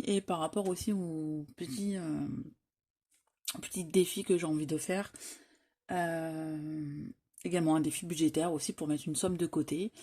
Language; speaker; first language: French; native; French